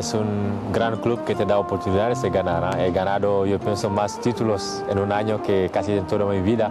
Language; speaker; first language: Spanish; non-native, fluent; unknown